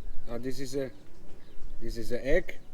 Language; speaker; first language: English; non-native, fluent; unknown